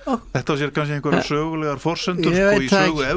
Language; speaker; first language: Icelandic; native; Icelandic